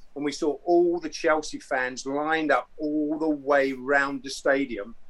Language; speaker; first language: English; native; English